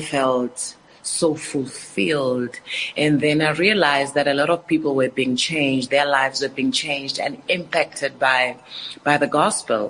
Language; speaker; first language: English; non-native, local second language; Northern Sotho